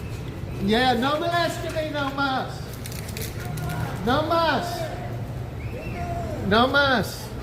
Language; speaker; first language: Spanish; non-native, learner; English